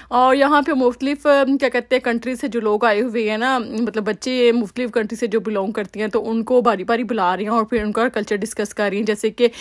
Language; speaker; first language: Urdu; native; Urdu